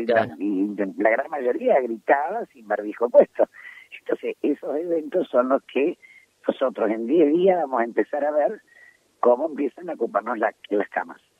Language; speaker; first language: Spanish; native; Spanish